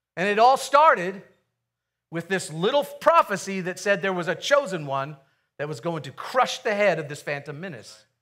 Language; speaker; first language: English; native; English